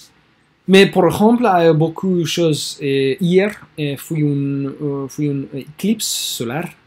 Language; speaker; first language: French; non-native, learner; English